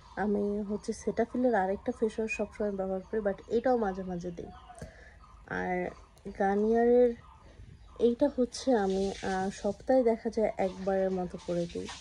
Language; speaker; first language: Bangla; native; Bangla